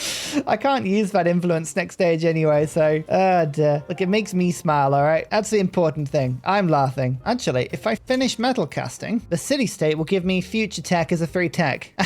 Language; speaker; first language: English; native; English